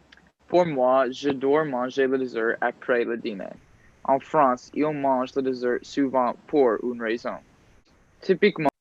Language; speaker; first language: French; non-native, learner; English